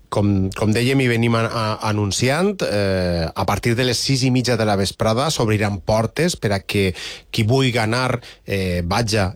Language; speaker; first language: Catalan; native; Catalan